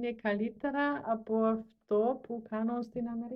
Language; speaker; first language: Greek; non-native, learner; German